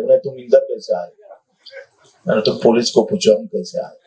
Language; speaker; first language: Hindi; non-native, local second language; Marathi